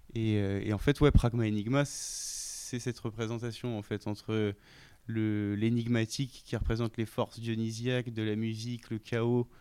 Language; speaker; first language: French; native; French